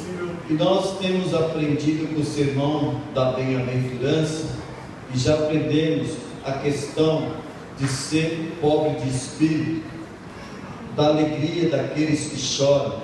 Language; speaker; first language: Portuguese; native; Portuguese